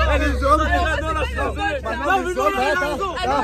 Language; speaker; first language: French; native; French